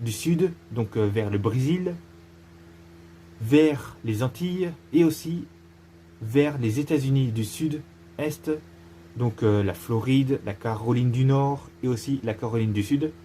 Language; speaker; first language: French; native; French